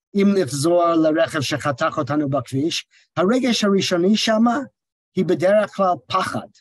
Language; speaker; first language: Hebrew; non-native, fluent; English